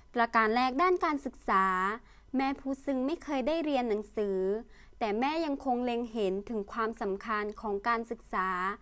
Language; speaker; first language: Thai; early bilingual, other home language; Lao